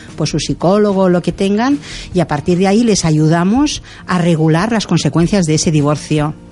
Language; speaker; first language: Spanish; non-native, local second language; Catalan